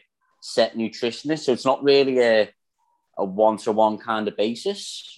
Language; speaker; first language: English; native; English